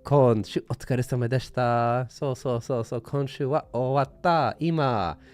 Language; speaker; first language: Japanese; non-native, learner; English